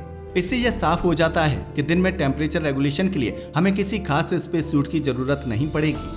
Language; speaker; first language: Hindi; native; Hindi